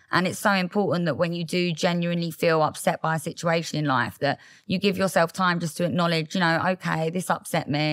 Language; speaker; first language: English; native; English